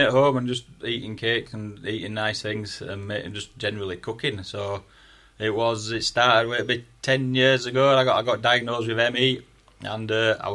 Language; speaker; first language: English; native; English